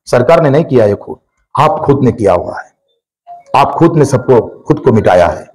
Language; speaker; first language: Hindi; non-native, local second language; Marathi